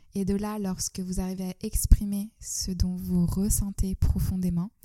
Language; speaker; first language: French; non-native, fluent; Turkish